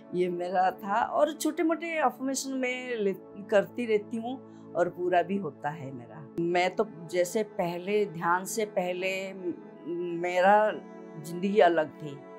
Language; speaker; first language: Hindi; non-native, local second language; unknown